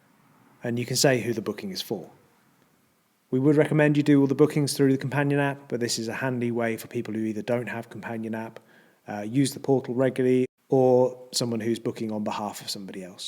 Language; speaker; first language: English; native; English